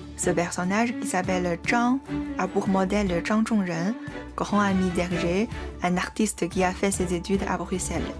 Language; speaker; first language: French; non-native, fluent; Chinese